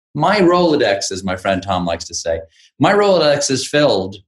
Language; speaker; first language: English; native; English